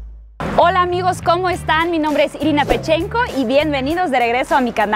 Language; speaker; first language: Spanish; non-native, fluent; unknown